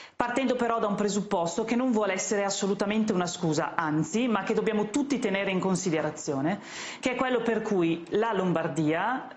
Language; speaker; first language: Italian; native; Italian